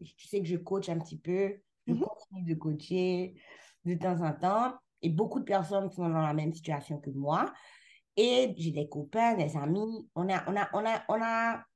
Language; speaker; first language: French; non-native, local second language; Haitian Creole